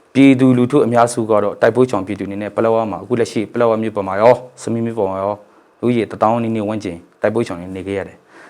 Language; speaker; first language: Burmese; non-native, local second language; Hakha Chin